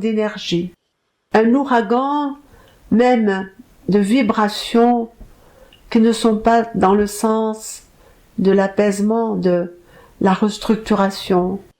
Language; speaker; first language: French; native; French